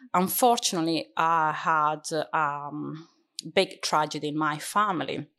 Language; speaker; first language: English; non-native, fluent; Italian